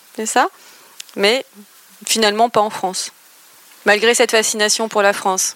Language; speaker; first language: French; native; French